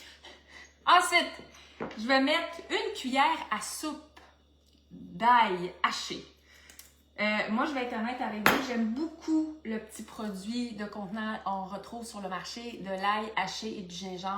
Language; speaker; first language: French; native; French